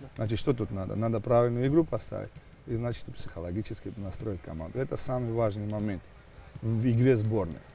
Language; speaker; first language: Russian; non-native, local second language; Georgian